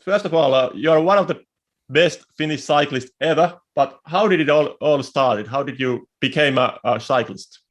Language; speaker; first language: English; non-native, fluent; Finnish